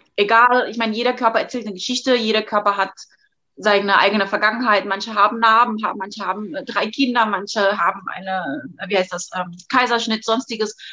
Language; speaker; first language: German; non-native, fluent; Catalan